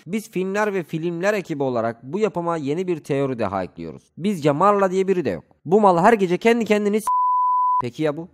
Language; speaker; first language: Turkish; native; Turkish